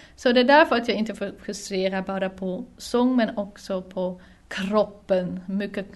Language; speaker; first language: Swedish; non-native, fluent; Dutch